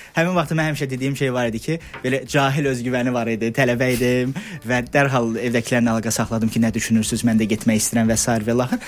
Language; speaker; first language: Azerbaijani; early bilingual, heritage; Azerbaijani